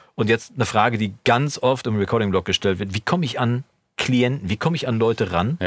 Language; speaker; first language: German; native; German